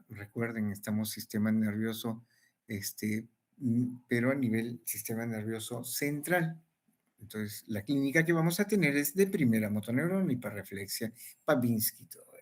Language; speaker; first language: Spanish; native; Spanish